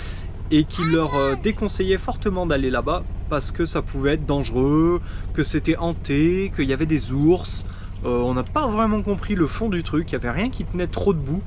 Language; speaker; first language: French; native; French